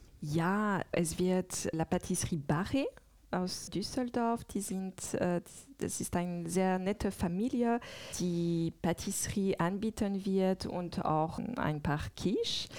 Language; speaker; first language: German; non-native, fluent; French